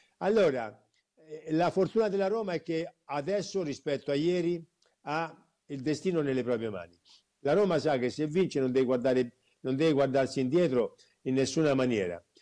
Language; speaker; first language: Italian; native; Italian